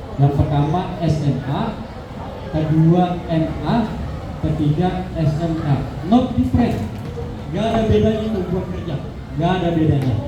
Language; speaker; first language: Indonesian; native; Indonesian